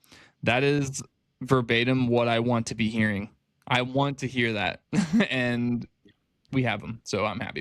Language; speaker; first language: English; native; English